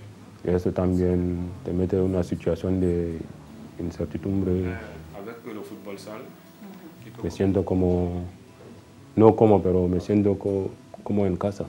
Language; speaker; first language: Spanish; non-native, fluent; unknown